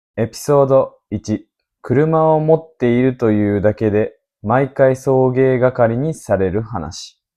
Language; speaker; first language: Japanese; native; Japanese